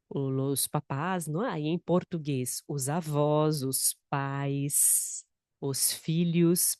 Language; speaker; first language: Portuguese; non-native, fluent; Spanish